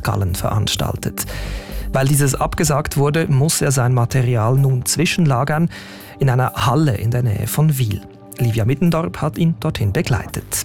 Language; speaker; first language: German; native; German